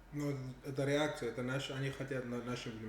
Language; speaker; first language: Russian; non-native, fluent; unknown